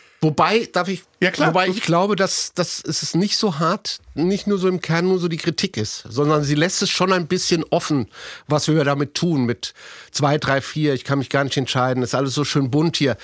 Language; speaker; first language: German; native; German